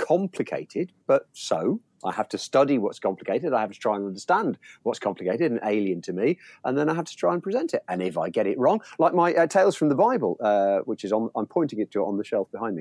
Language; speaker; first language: English; native; English